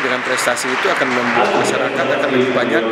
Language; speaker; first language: Indonesian; native; Indonesian